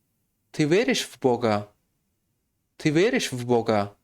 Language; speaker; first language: Russian; non-native, fluent; Tajik